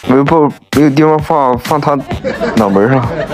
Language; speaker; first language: Chinese; native; Chinese